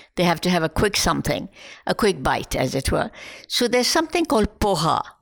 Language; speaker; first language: English; non-native, local second language; Hindi